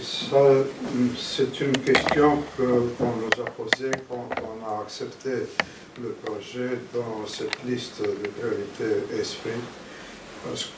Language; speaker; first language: French; non-native, fluent; Romanian